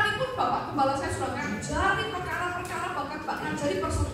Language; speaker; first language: Indonesian; native; Indonesian